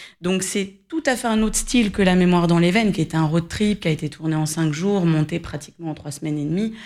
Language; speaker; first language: French; native; French